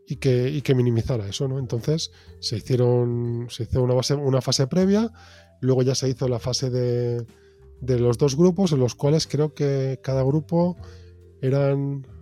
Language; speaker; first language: Spanish; native; Spanish